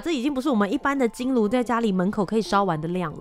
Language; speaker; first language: Chinese; native; Chinese